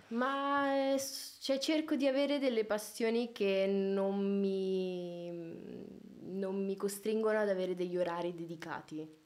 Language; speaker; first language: Italian; native; Italian